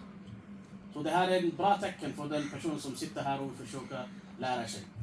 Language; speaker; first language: Swedish; non-native, fluent; Urdu